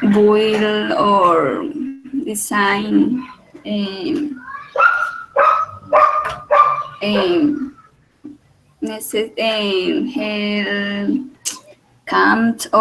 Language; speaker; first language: English; non-native, learner; Spanish